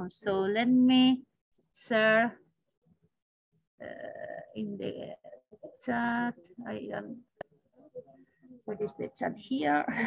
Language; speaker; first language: English; non-native, learner; Spanish